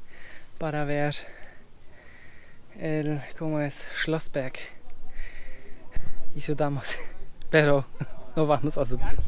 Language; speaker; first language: Spanish; non-native, fluent; German